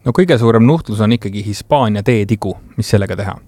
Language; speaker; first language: Estonian; native; Estonian